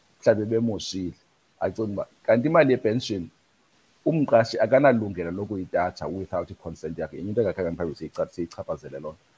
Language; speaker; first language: Xhosa; native; Xhosa